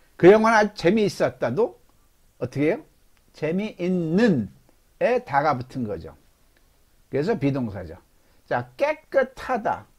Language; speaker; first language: Korean; native; Korean